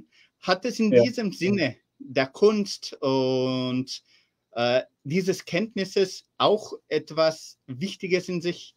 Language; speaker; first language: German; early bilingual, heritage; German